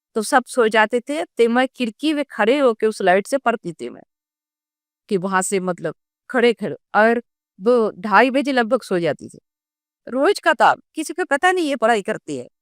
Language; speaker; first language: Hindi; non-native, local second language; Gondi